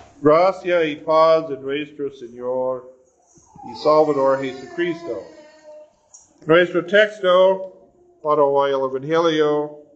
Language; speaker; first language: Spanish; non-native, learner; English